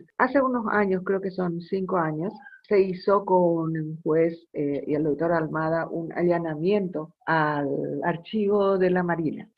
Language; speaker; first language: Spanish; native; Spanish